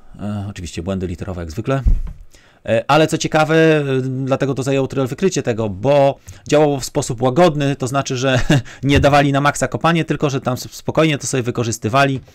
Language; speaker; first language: Polish; native; Polish